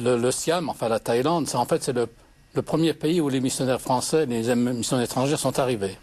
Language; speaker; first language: French; native; French